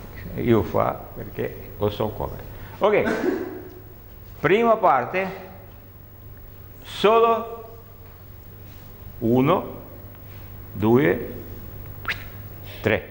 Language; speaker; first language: Italian; non-native, learner; Russian